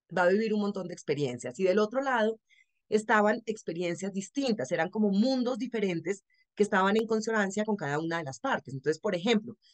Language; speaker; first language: Spanish; native; Spanish